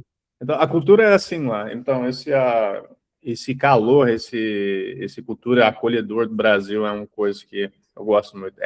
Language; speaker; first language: Portuguese; early bilingual, heritage; English